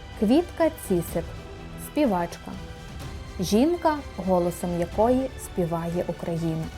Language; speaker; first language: Ukrainian; native; Ukrainian